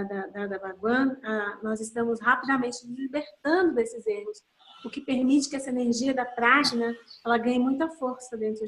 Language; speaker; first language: Portuguese; native; Portuguese